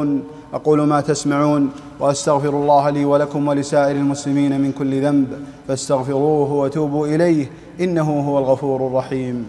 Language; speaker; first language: Arabic; native; Arabic